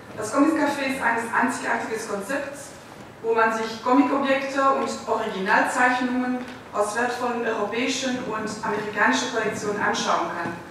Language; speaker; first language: German; non-native, fluent; Dutch